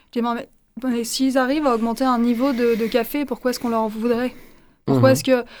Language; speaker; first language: French; native; French